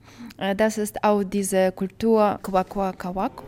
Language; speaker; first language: German; non-native, learner; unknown